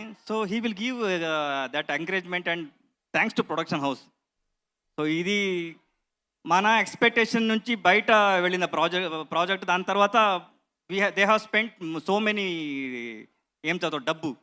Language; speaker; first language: Telugu; non-native, learner; Kannada